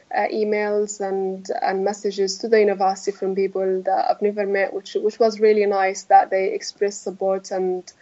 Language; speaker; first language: English; non-native, fluent; Arabic